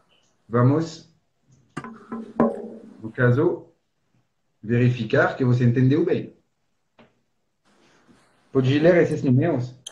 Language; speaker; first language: Portuguese; non-native, fluent; French